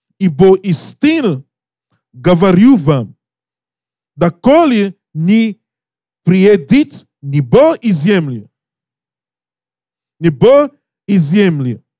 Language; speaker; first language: Russian; non-native, learner; English